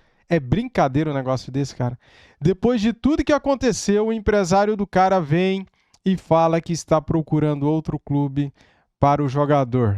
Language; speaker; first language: Portuguese; native; Portuguese